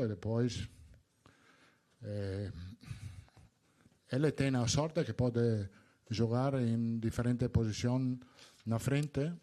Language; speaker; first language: Spanish; non-native, learner; Italian